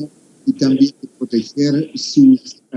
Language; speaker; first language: Spanish; non-native, fluent; English